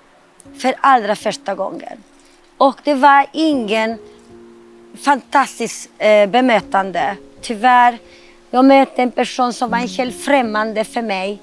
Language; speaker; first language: Swedish; non-native, fluent; Spanish